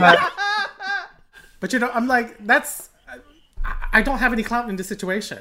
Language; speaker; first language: English; non-native, local second language; Filipino